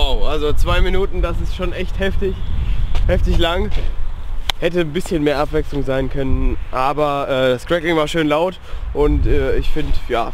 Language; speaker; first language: German; native; German